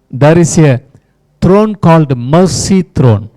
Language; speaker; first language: English; non-native, local second language; Hindi